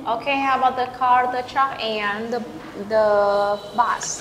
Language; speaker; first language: English; non-native, fluent; Vietnamese